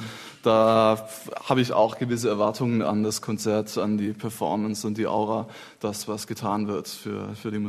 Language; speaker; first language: German; native; German